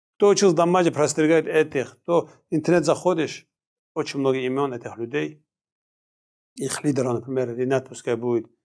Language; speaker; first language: Russian; non-native, local second language; Kumyk